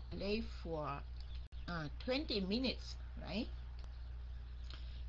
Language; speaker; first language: English; non-native, fluent; Vietnamese